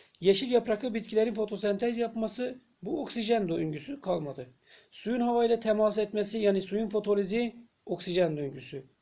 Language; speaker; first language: Turkish; native; Turkish